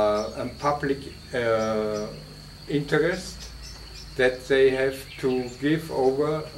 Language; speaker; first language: English; non-native, fluent; German